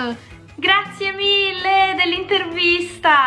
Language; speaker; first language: Italian; native; Italian